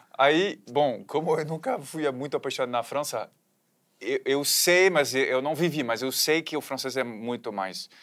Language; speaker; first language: Portuguese; non-native, fluent; French